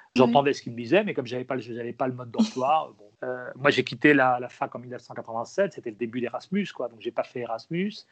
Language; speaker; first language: French; early bilingual, other home language; Spanish